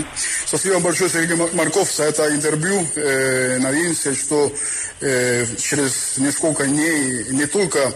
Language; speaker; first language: Russian; non-native, fluent; Spanish